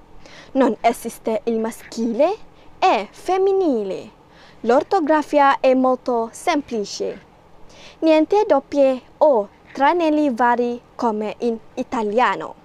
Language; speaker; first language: Italian; non-native, learner; Malay